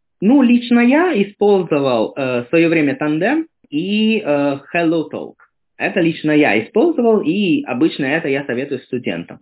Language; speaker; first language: Russian; non-native, fluent; Italian